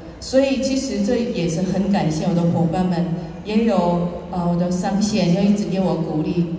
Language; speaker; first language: Chinese; non-native, fluent; Korean